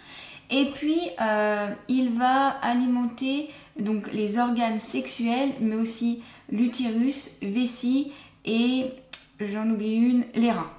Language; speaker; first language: French; native; French